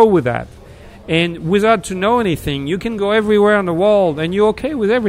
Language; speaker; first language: English; non-native, fluent; French